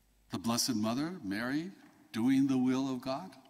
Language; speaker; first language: English; native; English